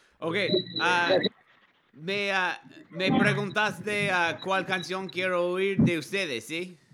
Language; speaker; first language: Spanish; non-native, learner; English